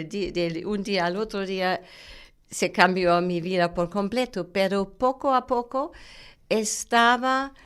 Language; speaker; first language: Spanish; non-native, fluent; German